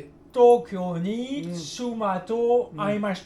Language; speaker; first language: Japanese; non-native, learner; French